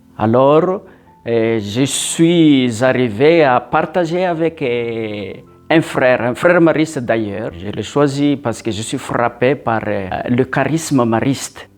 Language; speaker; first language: French; non-native, local second language; Malagasy